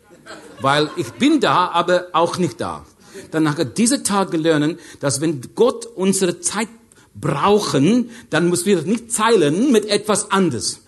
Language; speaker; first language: German; non-native, learner; English